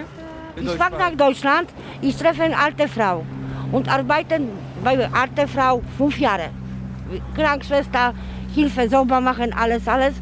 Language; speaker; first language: German; non-native, learner; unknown